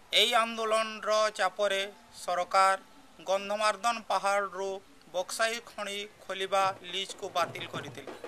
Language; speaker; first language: Odia; native; Odia